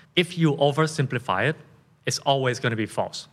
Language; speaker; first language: English; non-native, fluent; Thai